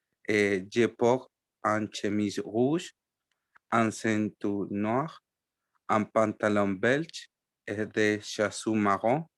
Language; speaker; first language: French; non-native, learner; Spanish